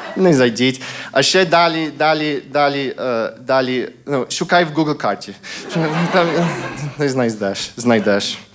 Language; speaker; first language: Ukrainian; non-native, fluent; English